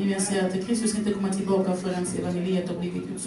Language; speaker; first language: Swedish; non-native, fluent; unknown